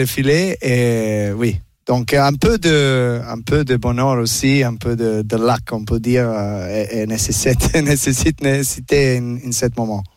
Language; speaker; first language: French; non-native, learner; Serbian